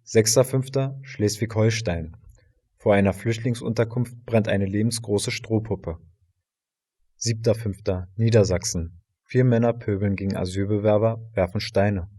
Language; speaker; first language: German; native; German